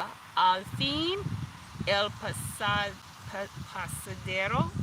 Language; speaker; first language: Spanish; non-native, learner; English